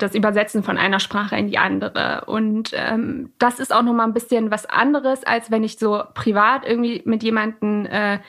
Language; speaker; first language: German; early bilingual, other home language; Persian